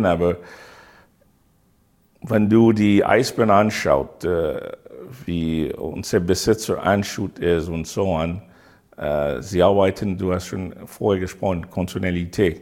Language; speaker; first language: German; non-native, learner; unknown